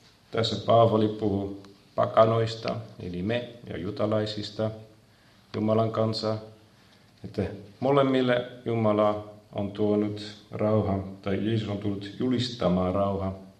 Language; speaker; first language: Finnish; non-native, fluent; Dutch